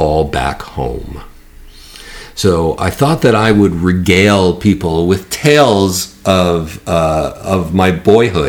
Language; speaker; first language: English; native; English